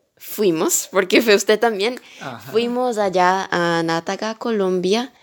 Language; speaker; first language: Spanish; early bilingual, heritage; Spanish